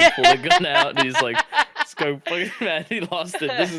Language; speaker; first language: English; native; English